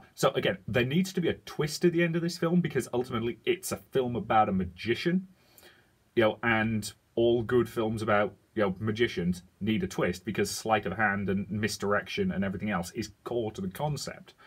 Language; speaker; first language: English; native; English